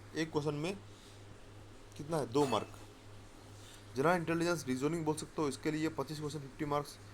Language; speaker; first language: Hindi; non-native, local second language; Assamese